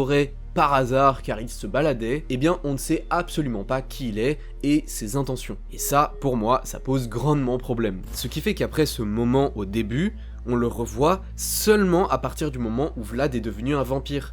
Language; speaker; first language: French; native; French